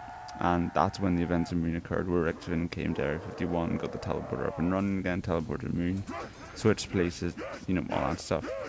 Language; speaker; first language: English; native; English